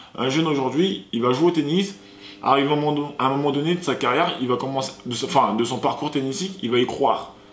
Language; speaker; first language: French; early bilingual, other home language; Sango